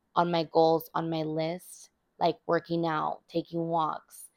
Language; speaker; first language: English; early bilingual, other home language; Spanish